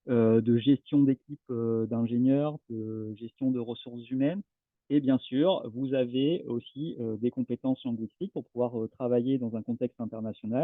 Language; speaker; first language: French; native; French